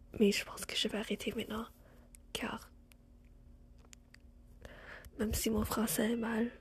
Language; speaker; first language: French; non-native, learner; English